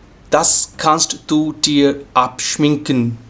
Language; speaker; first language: German; non-native, fluent; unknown